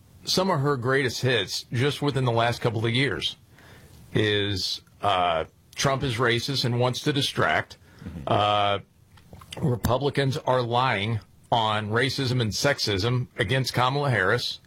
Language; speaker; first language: English; native; English